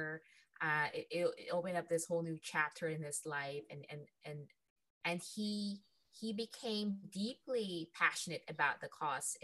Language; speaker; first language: English; non-native, local second language; Filipino